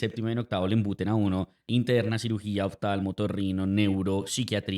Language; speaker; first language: Spanish; native; Spanish